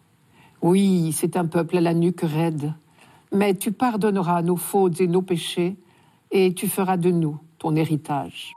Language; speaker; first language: French; native; French